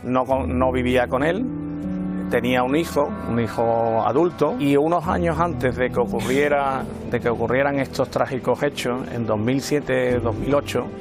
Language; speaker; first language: Spanish; native; Spanish